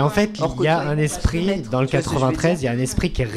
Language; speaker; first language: French; native; French